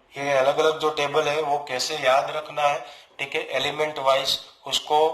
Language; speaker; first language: Hindi; non-native, local second language; Gujarati